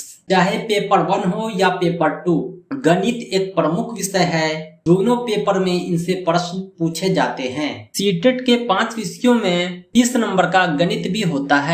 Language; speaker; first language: Hindi; native; Hindi